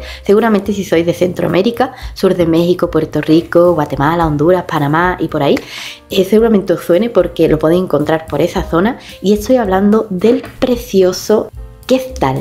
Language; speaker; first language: Spanish; native; Spanish